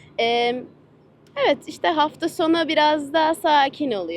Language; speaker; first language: Turkish; early bilingual, heritage; Turkish